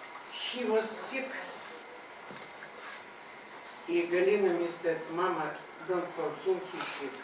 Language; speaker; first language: English; non-native, learner; Russian